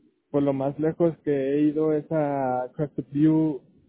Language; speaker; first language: Spanish; native; Spanish